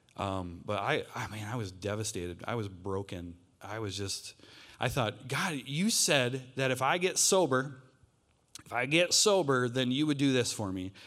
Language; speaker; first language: English; native; English